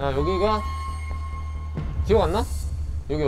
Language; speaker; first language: Korean; native; Korean